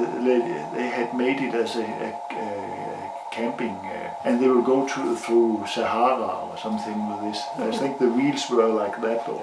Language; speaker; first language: English; non-native, learner; Danish